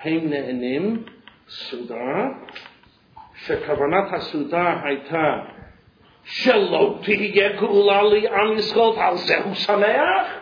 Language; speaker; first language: Hebrew; non-native, fluent; English